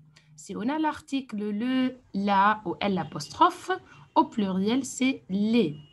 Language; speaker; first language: French; non-native, fluent; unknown